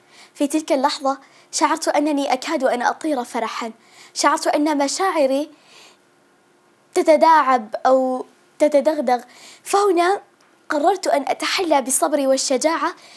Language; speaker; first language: Arabic; native; Arabic